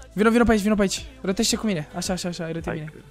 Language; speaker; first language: Romanian; native; Romanian